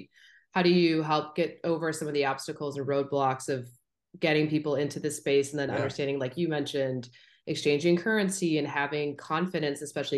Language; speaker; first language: English; native; English